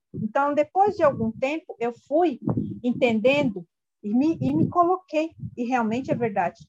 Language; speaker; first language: Portuguese; non-native, local second language; Guarani